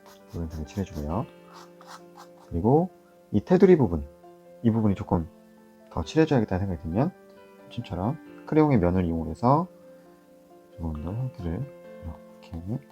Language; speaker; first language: Korean; native; Korean